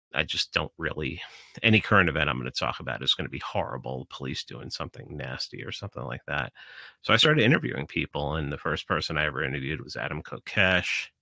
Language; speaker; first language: English; native; English